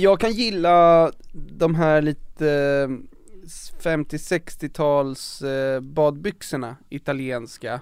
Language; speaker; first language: Swedish; native; Swedish